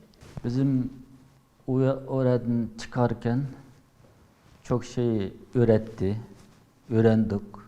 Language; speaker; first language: Turkish; non-native, learner; Uyghur